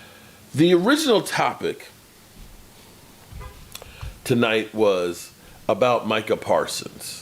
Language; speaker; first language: English; native; English